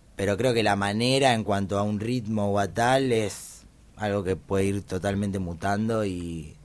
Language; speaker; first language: Spanish; native; Spanish